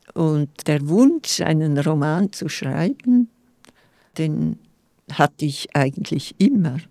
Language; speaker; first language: German; non-native, local second language; Romansh